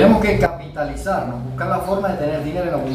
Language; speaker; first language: Spanish; native; Spanish